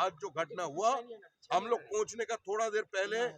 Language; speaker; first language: Hindi; non-native, local second language; Bangla